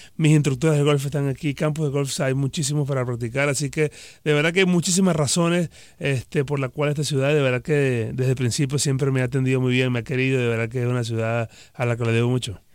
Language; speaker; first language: Spanish; native; Spanish